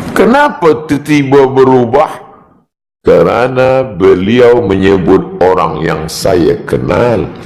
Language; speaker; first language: Malay; native; Malay